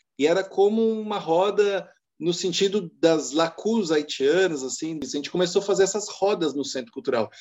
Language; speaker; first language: Portuguese; native; Portuguese